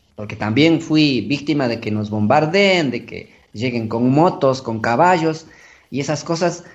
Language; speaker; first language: Spanish; native; Spanish